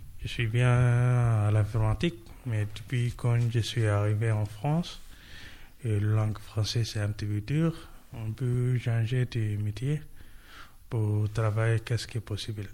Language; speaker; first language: French; non-native, learner; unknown